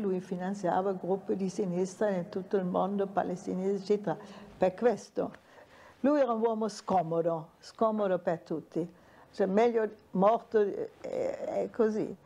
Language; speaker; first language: Italian; non-native, fluent; German